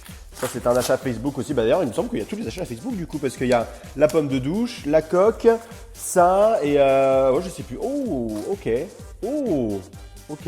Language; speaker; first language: French; native; French